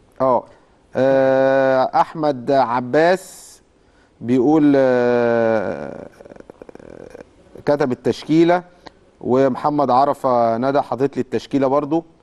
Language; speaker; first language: Arabic; native; Arabic